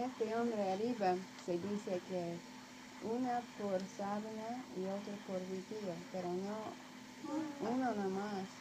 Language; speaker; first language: Spanish; non-native, learner; English